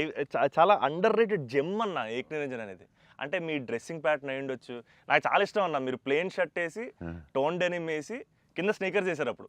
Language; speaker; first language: Telugu; native; Telugu